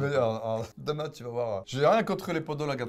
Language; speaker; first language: French; native; French